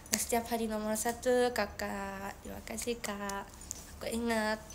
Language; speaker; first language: Indonesian; non-native, learner; Japanese